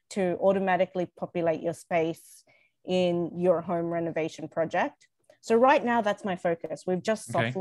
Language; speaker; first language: English; native; English